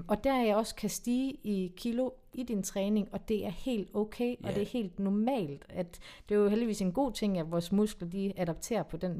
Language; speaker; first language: Danish; native; Danish